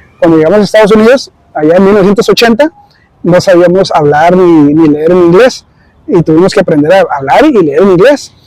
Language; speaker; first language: Spanish; early bilingual, heritage; Spanish